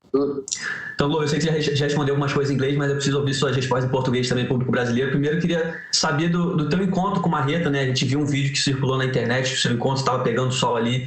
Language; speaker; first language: Portuguese; native; Portuguese